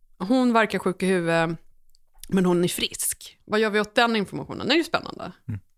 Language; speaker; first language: Swedish; native; Swedish